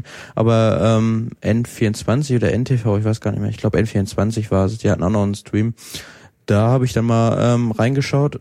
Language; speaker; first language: German; native; German